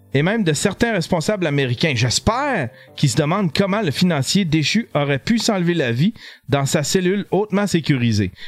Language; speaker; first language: French; native; French